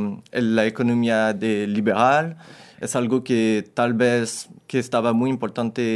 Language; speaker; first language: Spanish; non-native, fluent; French